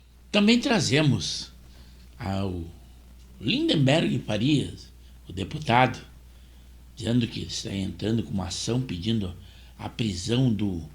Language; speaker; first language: Portuguese; native; Portuguese